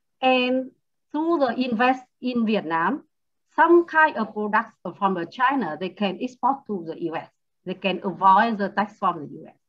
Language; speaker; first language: English; non-native, learner; Vietnamese